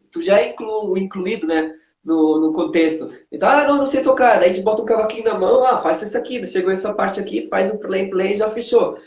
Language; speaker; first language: Portuguese; non-native, local second language; Kabuverdianu